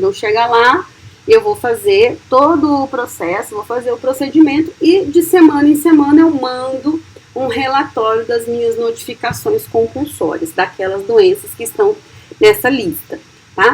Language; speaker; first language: Portuguese; native; Portuguese